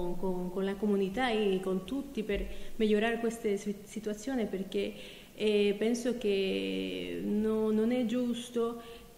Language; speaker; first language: Italian; non-native, fluent; Spanish